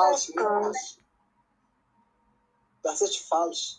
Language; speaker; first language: German; non-native, learner; Bangla